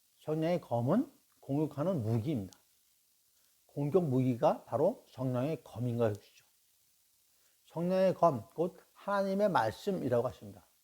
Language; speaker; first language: Korean; native; Korean